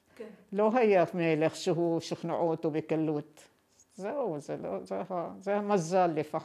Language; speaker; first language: Hebrew; non-native, fluent; Arabic